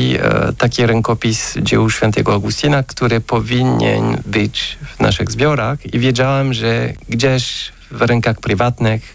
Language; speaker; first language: Polish; non-native, fluent; French